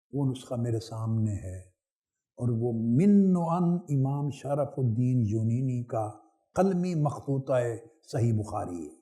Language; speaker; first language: Urdu; non-native, local second language; Punjabi